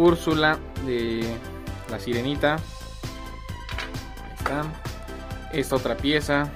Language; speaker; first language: Spanish; native; Spanish